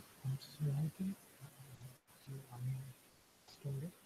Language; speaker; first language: German; non-native, learner; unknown